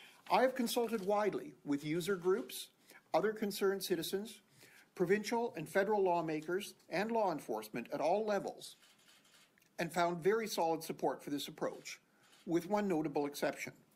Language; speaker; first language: English; native; English